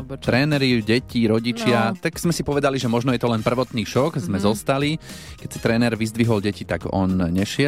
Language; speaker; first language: Slovak; native; Slovak